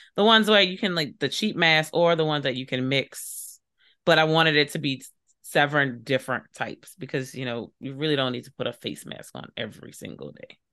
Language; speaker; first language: English; native; English